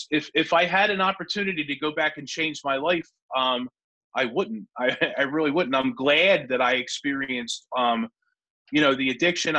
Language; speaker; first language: English; native; English